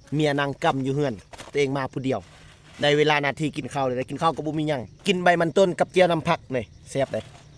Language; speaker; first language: Lao; non-native, local second language; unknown